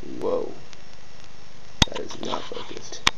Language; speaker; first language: English; native; English